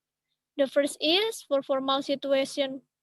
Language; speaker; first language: English; non-native, learner; Indonesian